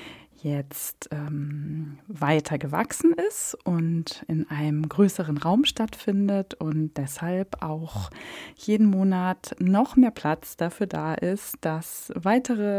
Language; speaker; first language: German; native; German